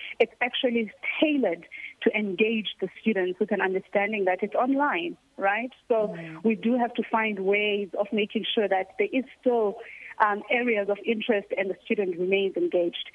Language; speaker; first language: English; non-native, local second language; Xhosa